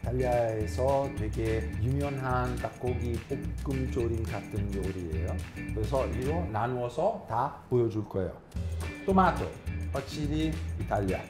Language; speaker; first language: Korean; non-native, fluent; Italian